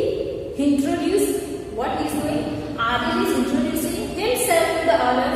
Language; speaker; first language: English; non-native, local second language; Hindi